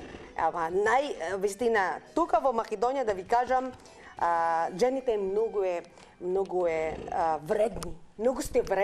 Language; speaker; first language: Macedonian; non-native, learner; Filipino